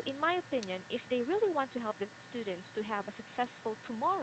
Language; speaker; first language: English; non-native, fluent; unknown